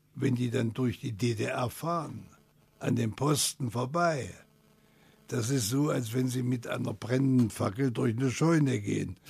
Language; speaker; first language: German; native; German